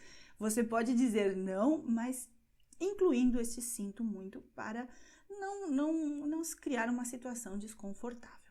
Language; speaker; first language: Portuguese; non-native, fluent; Spanish